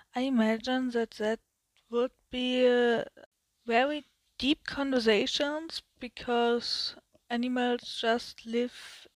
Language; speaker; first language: English; non-native, learner; German